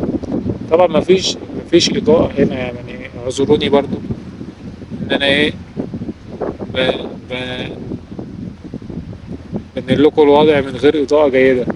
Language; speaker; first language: Arabic; native; Arabic